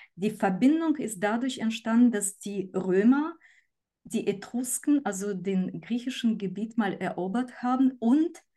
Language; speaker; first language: German; non-native, fluent; Ukrainian